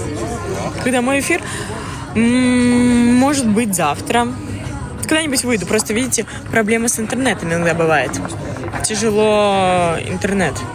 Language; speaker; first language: Russian; non-native, local second language; Uzbek